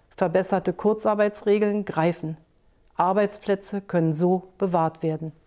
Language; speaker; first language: German; native; German